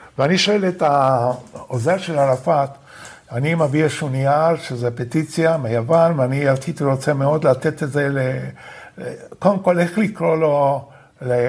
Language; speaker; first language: Hebrew; non-native, fluent; Spanish